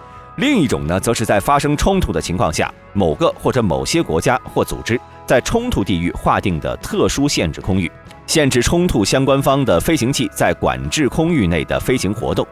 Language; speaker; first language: Chinese; native; Chinese